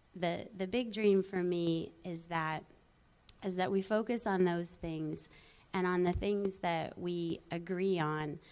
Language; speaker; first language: English; native; English